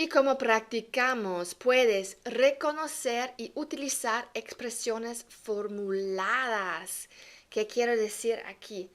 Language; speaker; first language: Spanish; non-native, fluent; German